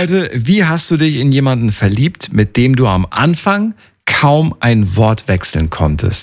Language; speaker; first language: German; native; German